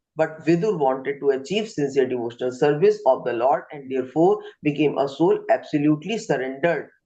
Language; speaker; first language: English; non-native, local second language; Hindi